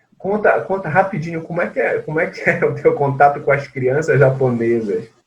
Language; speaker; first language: Portuguese; native; Portuguese